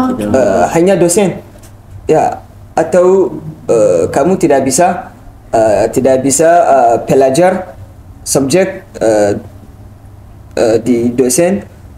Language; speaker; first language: Indonesian; non-native, learner; Hausa